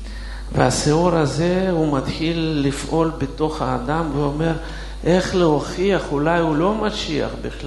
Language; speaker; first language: Hebrew; non-native, fluent; Russian